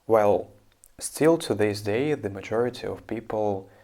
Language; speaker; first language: English; non-native, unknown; Russian